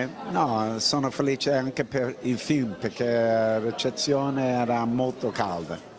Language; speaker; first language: Italian; non-native, fluent; English